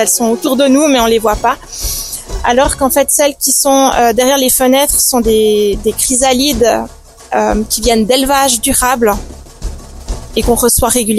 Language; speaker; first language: French; native; French